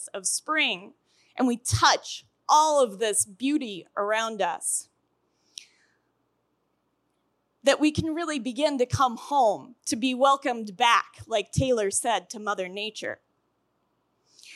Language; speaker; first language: English; native; English